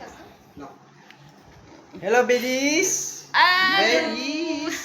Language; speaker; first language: English; non-native, local second language; Filipino